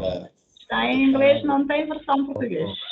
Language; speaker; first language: Portuguese; non-native, local second language; Kabuverdianu